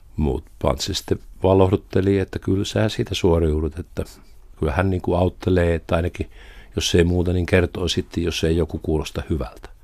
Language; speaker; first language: Finnish; native; Finnish